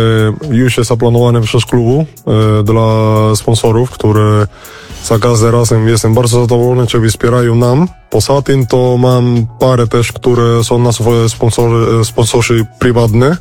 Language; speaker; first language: Polish; non-native, fluent; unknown